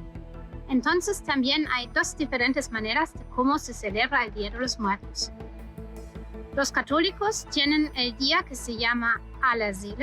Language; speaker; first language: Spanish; non-native, fluent; German